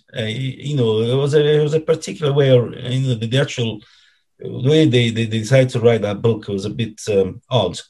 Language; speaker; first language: English; non-native, fluent; Italian